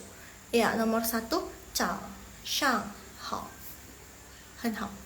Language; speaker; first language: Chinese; non-native, fluent; Indonesian